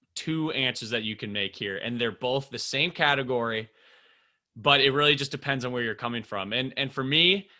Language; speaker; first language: English; native; English